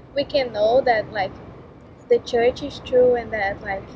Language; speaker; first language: English; non-native, fluent; Portuguese